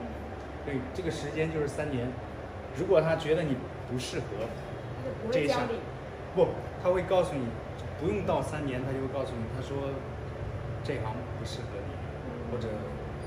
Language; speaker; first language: Chinese; native; Chinese